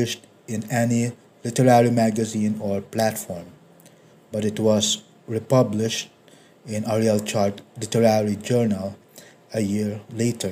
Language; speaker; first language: English; non-native, local second language; Filipino